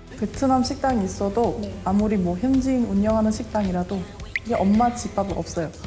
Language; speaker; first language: Korean; non-native, fluent; Vietnamese